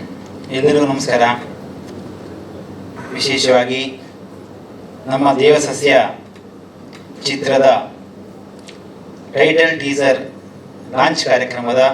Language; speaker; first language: Kannada; native; Kannada